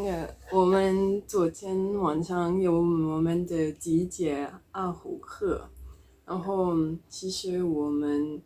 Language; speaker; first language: Chinese; non-native, learner; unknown